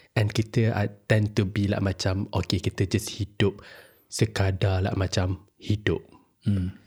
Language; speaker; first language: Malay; native; Malay